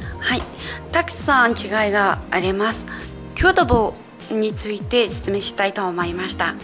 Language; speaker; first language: Japanese; non-native, fluent; Mongolian